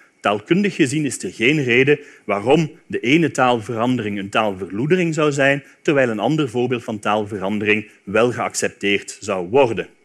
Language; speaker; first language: Dutch; native; Dutch